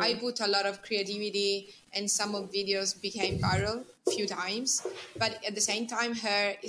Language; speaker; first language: English; non-native, fluent; Italian